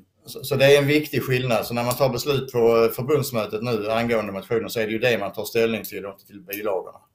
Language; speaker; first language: Swedish; native; Swedish